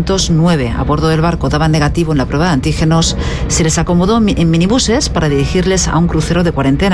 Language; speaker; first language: Spanish; native; Spanish